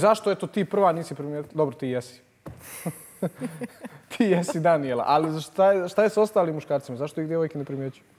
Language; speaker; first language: Serbian; native; Serbian